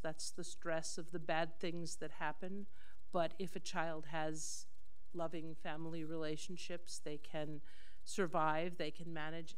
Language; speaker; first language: English; native; English